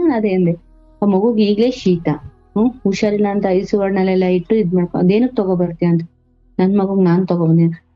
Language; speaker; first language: Kannada; native; Kannada